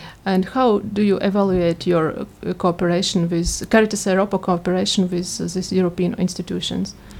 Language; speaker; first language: English; non-native, learner; Latvian